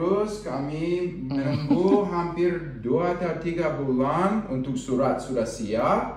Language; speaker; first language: Indonesian; non-native, learner; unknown